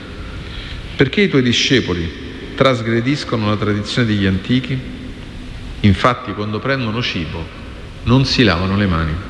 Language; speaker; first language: Italian; native; Italian